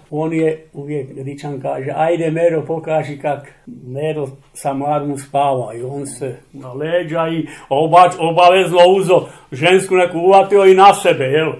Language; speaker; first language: Serbian; non-native, local second language; Czech